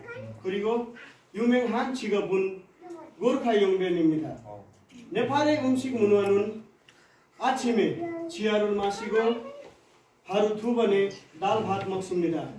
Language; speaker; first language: Korean; non-native, learner; Nepali